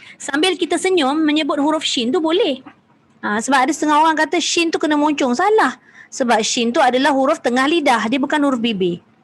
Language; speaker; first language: Malay; native; Malay